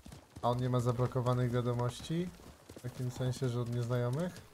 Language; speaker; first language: Polish; native; Polish